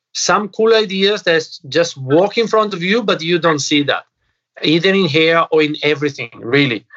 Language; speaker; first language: English; non-native, fluent; Italian